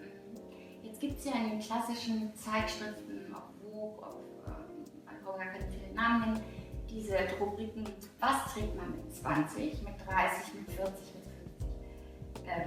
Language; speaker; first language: German; native; German